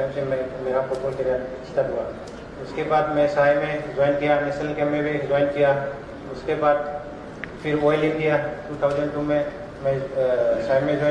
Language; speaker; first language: Hindi; non-native, local second language; Bodo